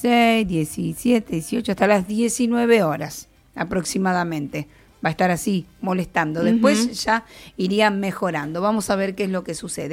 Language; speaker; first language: Spanish; native; Spanish